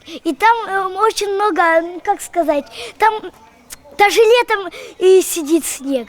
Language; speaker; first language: Russian; non-native, local second language; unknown